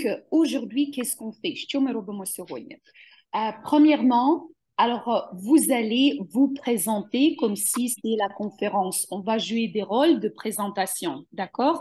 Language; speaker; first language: French; non-native, fluent; Ukrainian